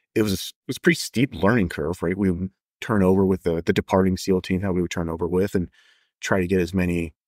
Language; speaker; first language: English; native; English